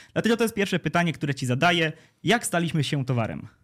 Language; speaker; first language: Polish; native; Polish